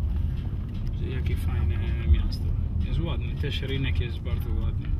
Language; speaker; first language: Polish; non-native, learner; Italian